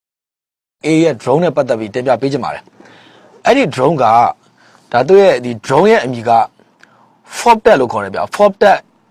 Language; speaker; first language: Burmese; native; Burmese